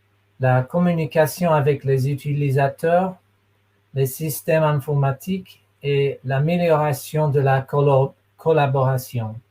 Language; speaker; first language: French; non-native, fluent; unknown